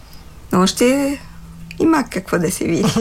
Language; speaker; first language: Bulgarian; non-native, fluent; French